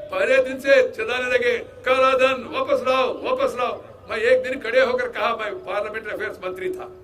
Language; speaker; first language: Hindi; non-native, local second language; Telugu